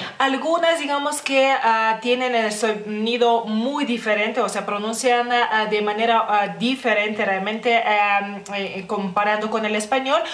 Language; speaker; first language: Spanish; non-native, fluent; Lithuanian